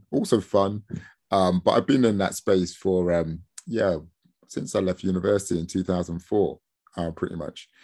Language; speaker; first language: English; early bilingual, other home language; Yoruba